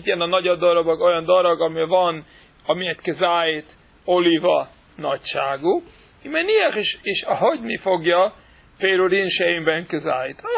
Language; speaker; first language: Hungarian; non-native, fluent; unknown